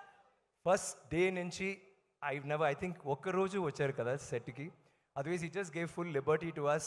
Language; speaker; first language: Telugu; non-native, learner; Tamil